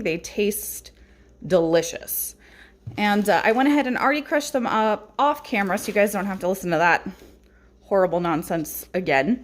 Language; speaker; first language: English; native; English